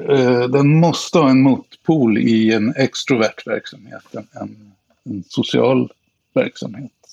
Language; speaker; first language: Swedish; native; Swedish